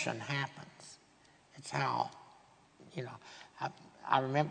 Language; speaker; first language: English; native; English